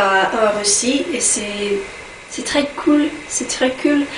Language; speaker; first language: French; non-native, learner; Russian